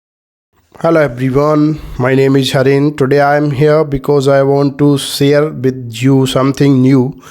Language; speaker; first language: English; non-native, learner; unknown